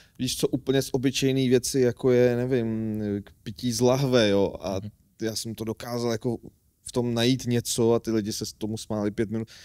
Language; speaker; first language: Czech; non-native, fluent; Armenian